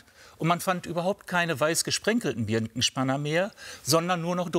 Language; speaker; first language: German; native; German